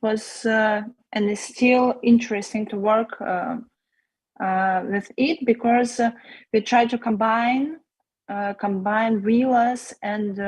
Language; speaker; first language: English; non-native, learner; Russian